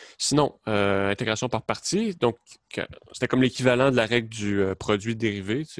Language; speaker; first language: French; native; French